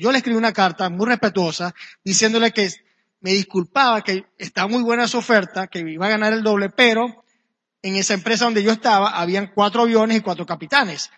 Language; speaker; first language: Spanish; native; Spanish